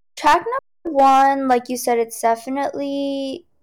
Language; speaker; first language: English; early bilingual, other home language; Cantonese